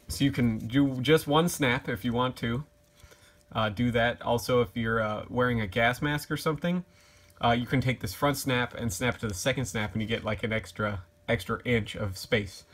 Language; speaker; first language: English; native; English